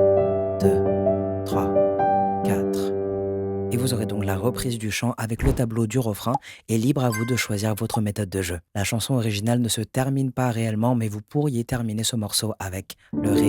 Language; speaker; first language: French; native; French